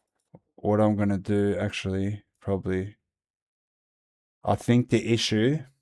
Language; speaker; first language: English; native; English